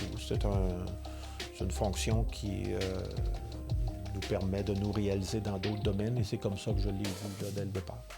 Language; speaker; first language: French; native; French